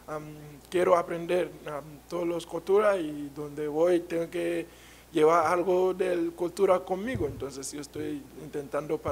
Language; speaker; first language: Portuguese; non-native, learner; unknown